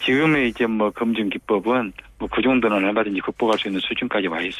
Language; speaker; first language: Korean; native; Korean